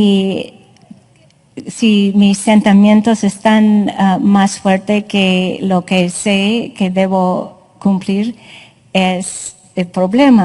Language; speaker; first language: Spanish; non-native, fluent; English